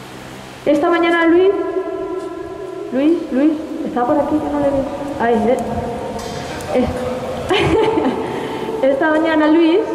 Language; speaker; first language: Spanish; native; Spanish